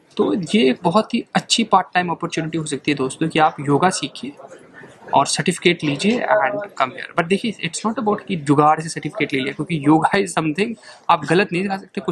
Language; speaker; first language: Hindi; native; Hindi